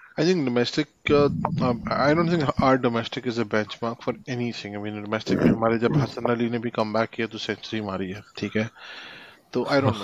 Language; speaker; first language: English; non-native, local second language; Hindi